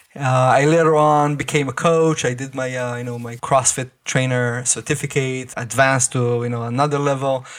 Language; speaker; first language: English; non-native, fluent; Hebrew